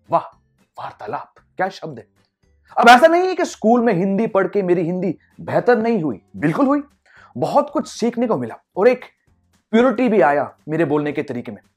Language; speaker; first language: Hindi; non-native, local second language; English